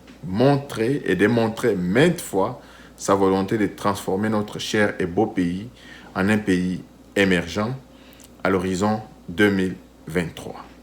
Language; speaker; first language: French; non-native, local second language; Lingala